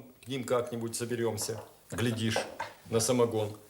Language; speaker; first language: Russian; native; Russian